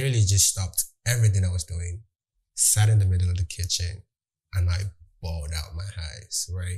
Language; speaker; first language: English; non-native, local second language; Yoruba